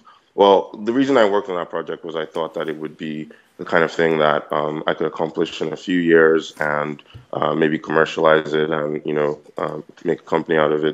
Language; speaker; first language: English; non-native, local second language; Yoruba